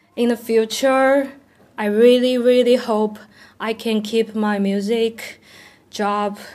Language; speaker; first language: English; non-native, learner; Chinese